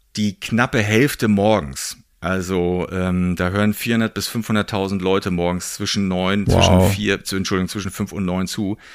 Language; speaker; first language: German; native; German